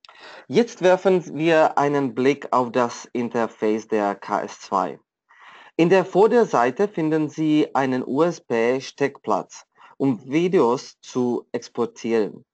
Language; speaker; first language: German; non-native, fluent; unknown